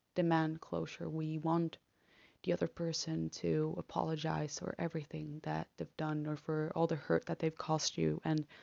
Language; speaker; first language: English; non-native, fluent; Spanish